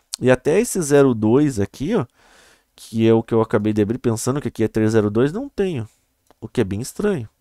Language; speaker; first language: Portuguese; native; Portuguese